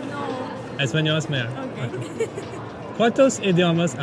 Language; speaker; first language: Spanish; non-native, learner; English